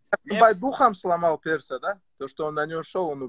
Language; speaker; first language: Russian; native; Russian